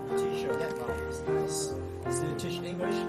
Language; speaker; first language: English; non-native, learner; Lao